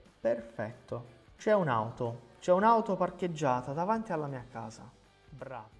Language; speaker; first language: Italian; non-native, fluent; Portuguese